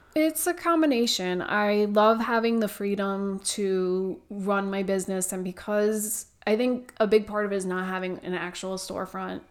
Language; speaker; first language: English; native; English